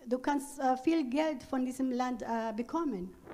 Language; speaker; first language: German; non-native, learner; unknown